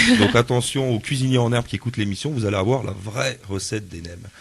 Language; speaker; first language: French; native; French